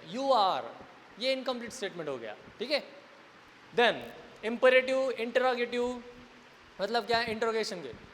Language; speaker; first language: Hindi; non-native, local second language; Marathi